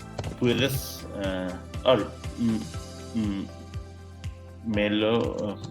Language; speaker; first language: Spanish; non-native, learner; English